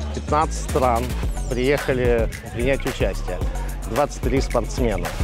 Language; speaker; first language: Russian; native; Russian